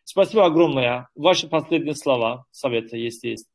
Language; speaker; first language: Russian; non-native, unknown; Turkish